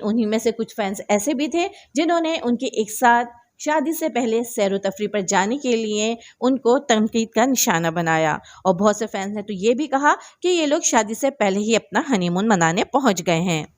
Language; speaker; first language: Urdu; native; Urdu